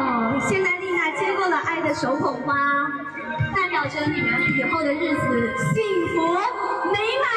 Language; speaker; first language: Chinese; native; Chinese